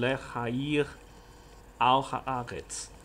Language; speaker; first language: Hebrew; non-native, fluent; Chinese